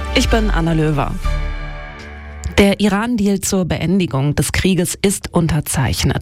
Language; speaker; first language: German; native; German